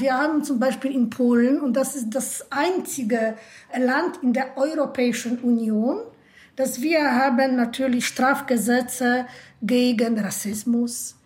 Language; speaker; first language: German; non-native, fluent; Polish